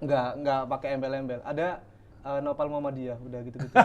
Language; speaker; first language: Indonesian; native; Indonesian